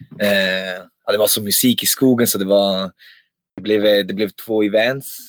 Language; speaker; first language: Swedish; non-native, fluent; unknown